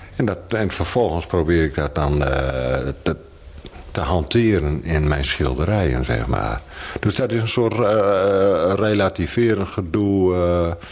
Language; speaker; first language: Dutch; native; Dutch